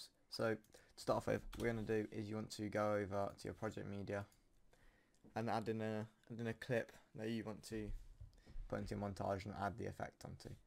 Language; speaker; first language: English; native; English